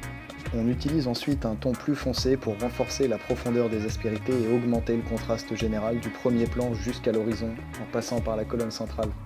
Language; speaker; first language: French; native; French